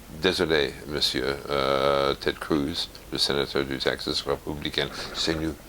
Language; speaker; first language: French; non-native, fluent; English